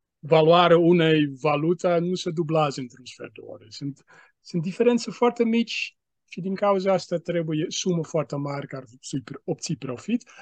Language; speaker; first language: Romanian; non-native, fluent; Dutch